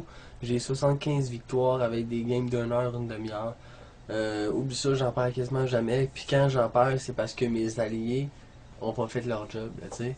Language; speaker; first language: French; native; French